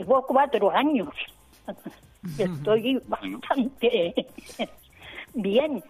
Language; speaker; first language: Spanish; non-native, local second language; Catalan